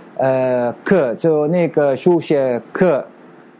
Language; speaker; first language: Chinese; non-native, learner; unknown